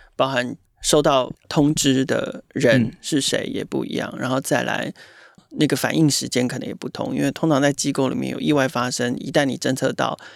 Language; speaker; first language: Chinese; native; Chinese